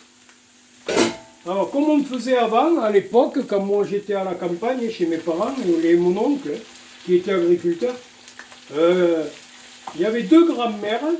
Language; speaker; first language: French; native; French